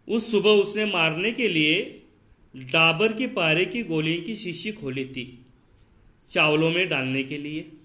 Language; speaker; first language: Hindi; non-native, local second language; Marathi